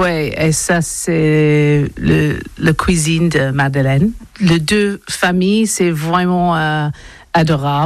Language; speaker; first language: French; non-native, learner; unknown